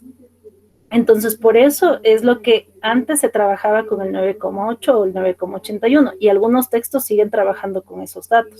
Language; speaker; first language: Spanish; native; Spanish